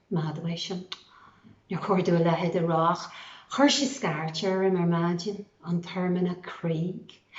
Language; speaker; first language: Irish; native; Irish